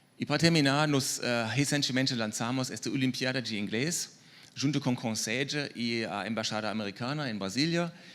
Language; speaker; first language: Portuguese; non-native, fluent; German